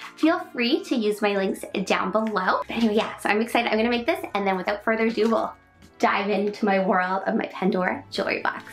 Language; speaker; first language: English; native; English